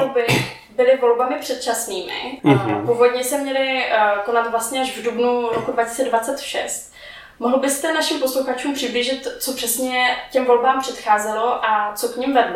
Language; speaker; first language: Czech; native; Czech